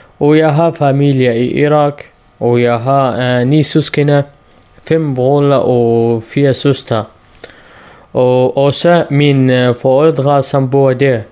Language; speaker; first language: Danish; non-native, learner; Arabic